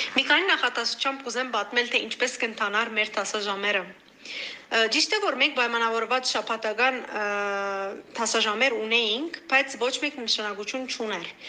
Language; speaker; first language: Armenian; native; Armenian